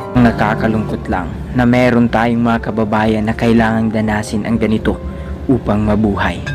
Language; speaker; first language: Filipino; non-native, local second language; Cebuano